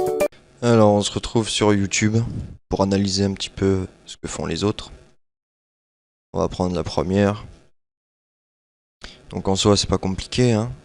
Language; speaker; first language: French; native; French